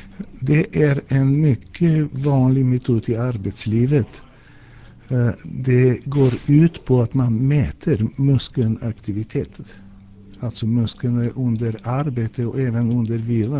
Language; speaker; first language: Swedish; non-native, fluent; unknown